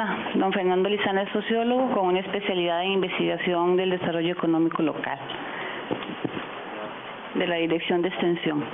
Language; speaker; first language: Spanish; native; Spanish